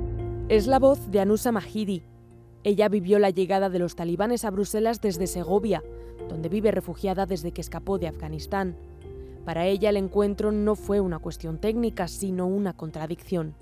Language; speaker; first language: Spanish; native; Spanish